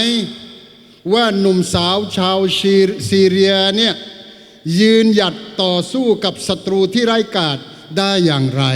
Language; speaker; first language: Thai; non-native, local second language; Malay